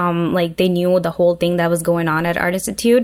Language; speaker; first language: English; non-native, local second language; Urdu